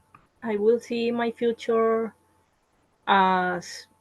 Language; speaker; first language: English; non-native, learner; Spanish